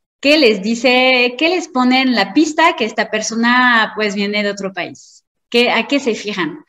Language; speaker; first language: Spanish; non-native, fluent; French